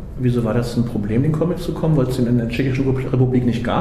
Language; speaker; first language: German; native; German